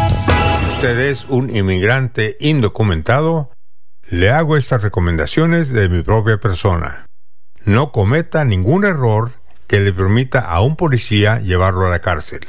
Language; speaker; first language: Spanish; native; Spanish